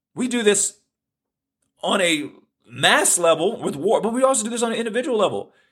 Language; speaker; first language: English; native; English